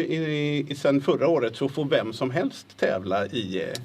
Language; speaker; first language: Swedish; native; Swedish